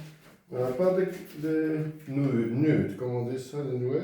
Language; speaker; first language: French; non-native, fluent; Dutch